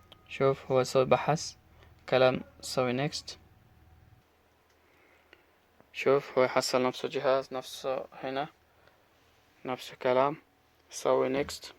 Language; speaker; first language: Arabic; non-native, learner; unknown